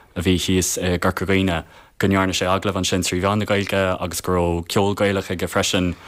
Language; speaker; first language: Irish; non-native, local second language; English